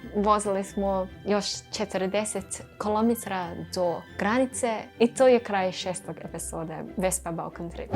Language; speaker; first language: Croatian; non-native, learner; English